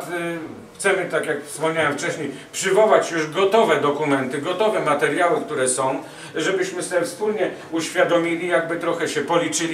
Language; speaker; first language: Polish; native; Polish